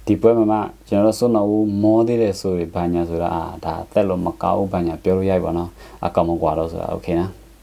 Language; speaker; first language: Burmese; non-native, local second language; S'gaw Karen